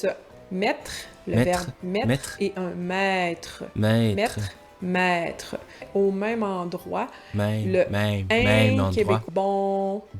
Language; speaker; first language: French; native; French